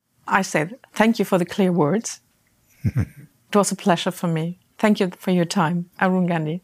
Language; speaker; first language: English; non-native, fluent; German